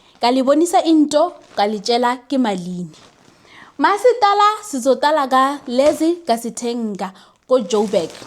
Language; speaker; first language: Zulu; non-native, local second language; Southern Sotho